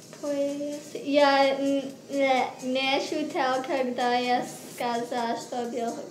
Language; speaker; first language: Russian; non-native, learner; English